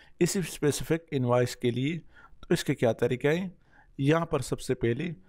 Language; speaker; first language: Urdu; non-native, local second language; Punjabi